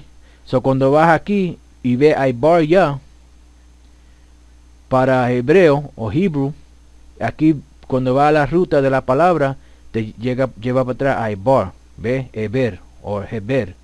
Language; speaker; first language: Spanish; early bilingual, heritage; Spanish